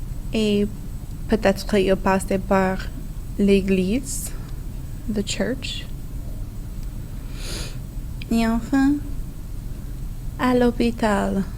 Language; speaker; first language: French; non-native, fluent; English